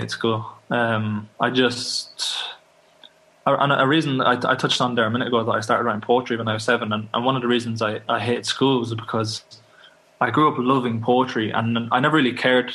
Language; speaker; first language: English; native; English